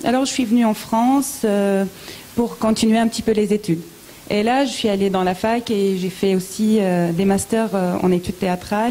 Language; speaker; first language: French; non-native, fluent; Arabic